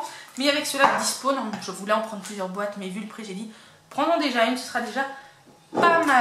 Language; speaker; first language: French; native; French